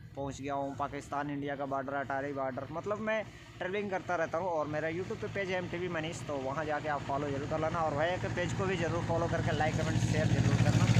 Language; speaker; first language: Hindi; native; Hindi